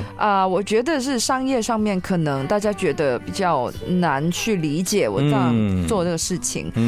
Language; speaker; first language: Chinese; non-native, local second language; Cantonese